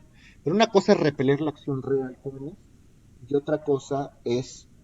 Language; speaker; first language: Spanish; native; Spanish